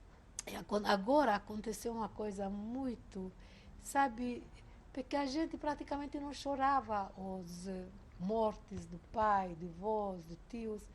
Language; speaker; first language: Portuguese; non-native, fluent; Hungarian